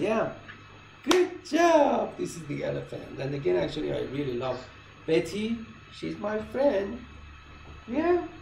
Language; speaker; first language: English; non-native, fluent; Persian